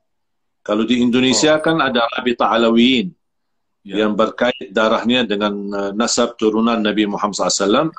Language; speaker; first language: Indonesian; non-native, fluent; Arabic